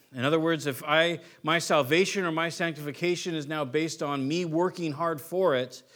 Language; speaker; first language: English; native; English